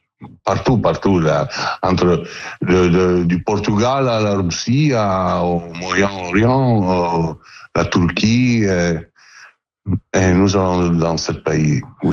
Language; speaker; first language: French; non-native, learner; Italian